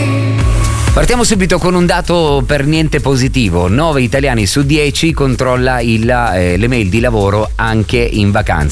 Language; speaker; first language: Italian; native; Italian